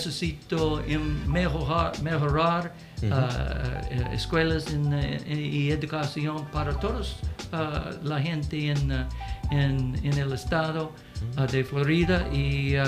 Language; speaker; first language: Spanish; non-native, learner; English